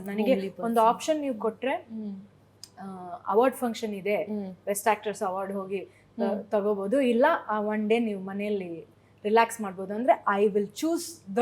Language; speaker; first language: Kannada; non-native, local second language; Malayalam